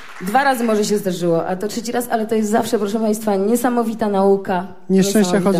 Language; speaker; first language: Polish; native; Polish